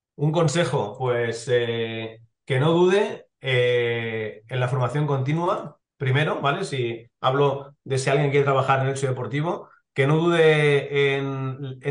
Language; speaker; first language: Spanish; native; Spanish